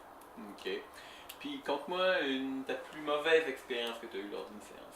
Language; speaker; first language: French; native; French